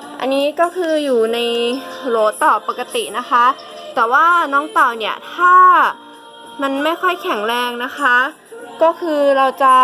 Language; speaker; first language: Thai; native; Thai